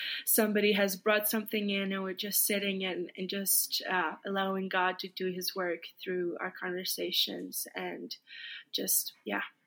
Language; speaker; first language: English; non-native, fluent; Latvian